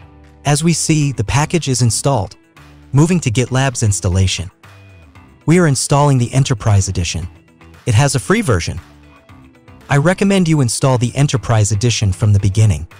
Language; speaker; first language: English; non-native, fluent; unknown